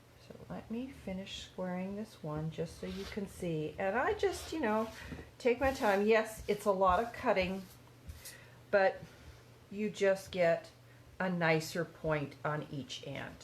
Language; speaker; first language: English; native; English